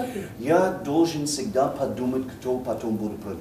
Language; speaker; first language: Russian; non-native, fluent; English